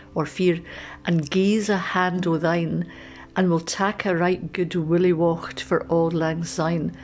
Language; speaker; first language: English; native; English